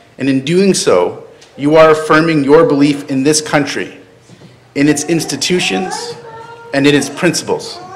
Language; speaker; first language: English; native; English